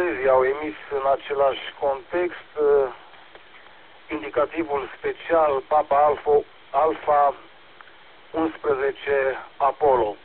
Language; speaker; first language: Romanian; native; Romanian